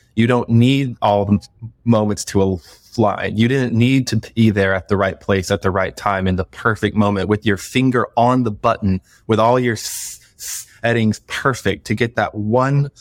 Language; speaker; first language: English; native; English